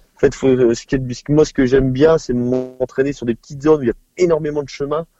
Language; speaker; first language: French; native; French